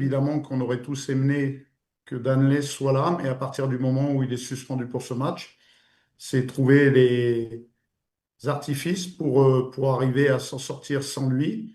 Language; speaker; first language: French; native; French